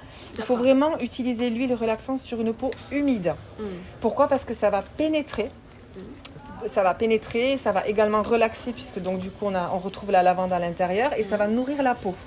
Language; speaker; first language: French; native; French